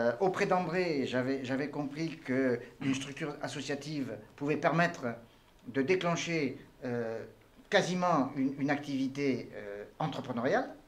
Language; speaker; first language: French; non-native, local second language; Arabic